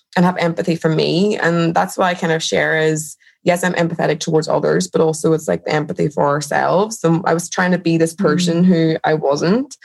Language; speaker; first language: English; native; English